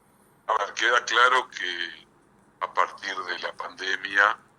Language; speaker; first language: Spanish; native; Spanish